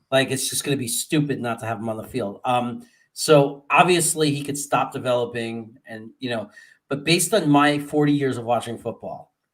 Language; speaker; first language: English; native; English